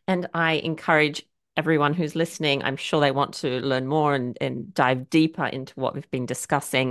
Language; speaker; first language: English; native; English